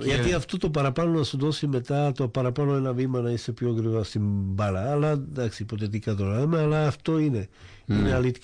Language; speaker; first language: Greek; non-native, fluent; Slovak